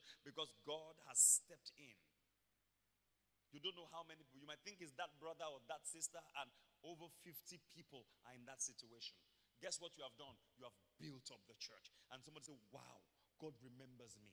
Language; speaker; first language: English; non-native, local second language; Yoruba